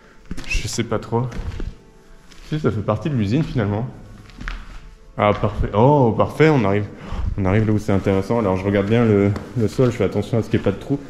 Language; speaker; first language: French; native; French